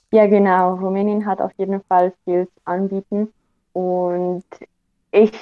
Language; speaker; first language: German; non-native, fluent; Romanian